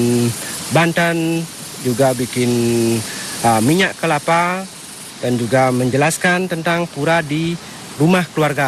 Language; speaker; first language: Indonesian; non-native, local second language; Balinese